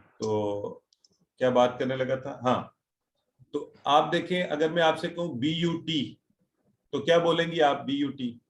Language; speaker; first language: Urdu; native; Urdu